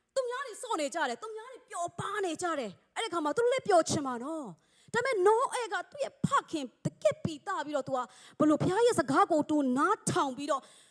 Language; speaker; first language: Burmese; non-native, local second language; S'gaw Karen